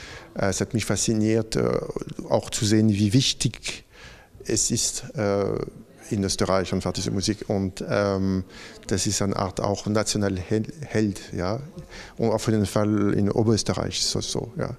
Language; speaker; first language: German; non-native, fluent; French